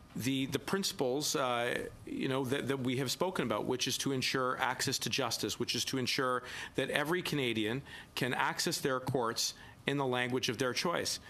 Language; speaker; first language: English; native; English